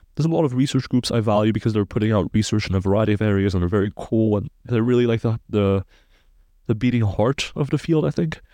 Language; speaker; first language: English; non-native, fluent; German